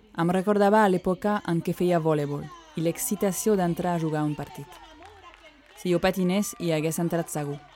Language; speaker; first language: Catalan; non-native, fluent; French